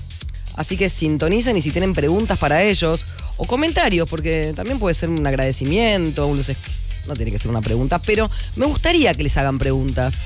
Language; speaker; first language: Spanish; native; Spanish